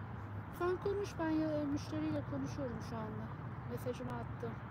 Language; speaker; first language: Turkish; native; Turkish